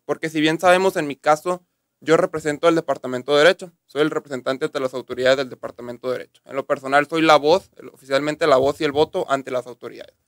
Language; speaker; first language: Spanish; native; Spanish